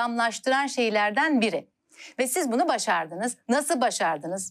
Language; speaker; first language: Turkish; native; Turkish